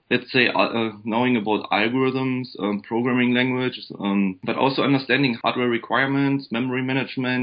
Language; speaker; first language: English; non-native, fluent; German